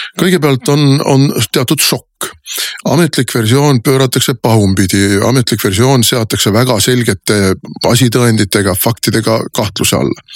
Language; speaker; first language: Estonian; native; Estonian